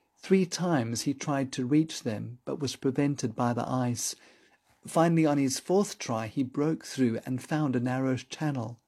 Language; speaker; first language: English; native; English